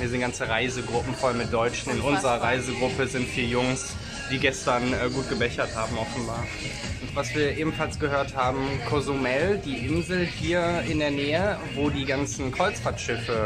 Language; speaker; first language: German; native; German